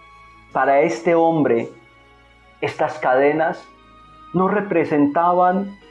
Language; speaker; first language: Spanish; native; Spanish